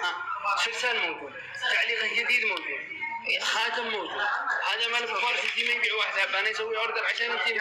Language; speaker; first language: Arabic; non-native, learner; Amharic